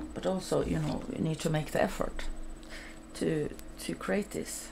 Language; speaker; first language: English; non-native, fluent; Norwegian